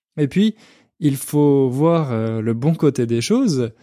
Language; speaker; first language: French; native; French